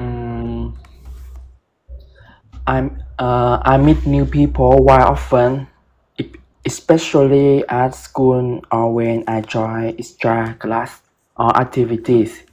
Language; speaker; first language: English; non-native, fluent; Vietnamese